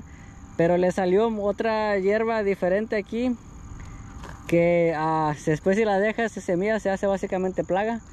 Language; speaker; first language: Spanish; native; Spanish